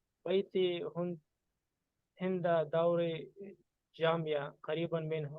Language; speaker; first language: Arabic; non-native, learner; Urdu